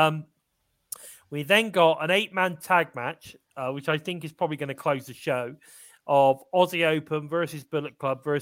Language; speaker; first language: English; native; English